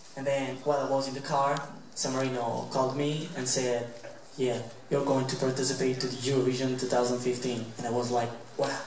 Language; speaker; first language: English; non-native, local second language; Italian